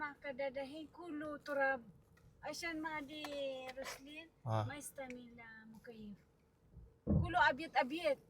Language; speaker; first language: Arabic; non-native, learner; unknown